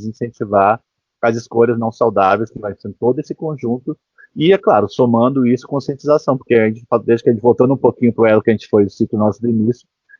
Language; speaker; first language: Portuguese; native; Portuguese